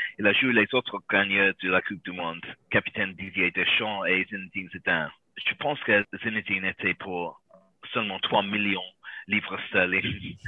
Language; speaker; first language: French; non-native, learner; English